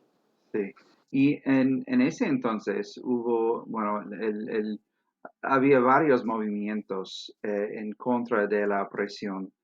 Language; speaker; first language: Spanish; non-native, fluent; English